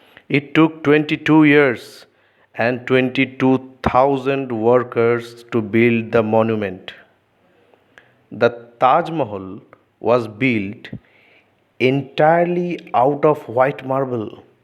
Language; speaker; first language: English; non-native, local second language; Bangla